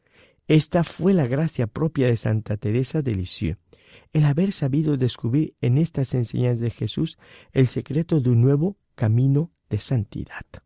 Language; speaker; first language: Spanish; native; Spanish